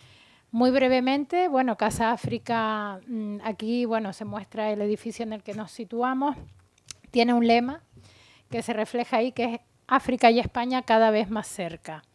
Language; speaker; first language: Spanish; native; Spanish